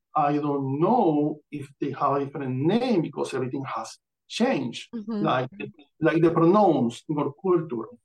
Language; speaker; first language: English; non-native, fluent; Spanish